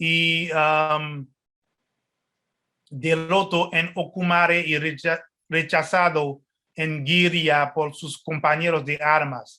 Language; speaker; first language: Spanish; non-native, fluent; French